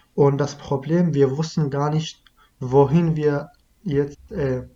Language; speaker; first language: German; non-native, fluent; Kurdish